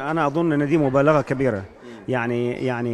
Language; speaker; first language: Arabic; native; Arabic